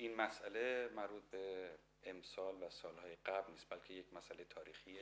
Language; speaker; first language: Persian; native; Persian